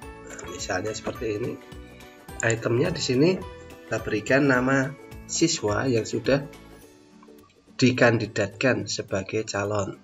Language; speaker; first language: Indonesian; native; Indonesian